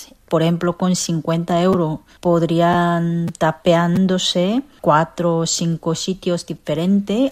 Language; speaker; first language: Spanish; non-native, fluent; Korean